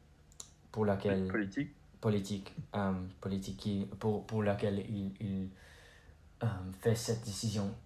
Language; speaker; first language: French; non-native, learner; English